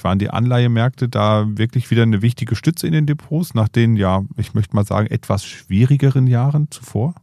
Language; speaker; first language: German; native; German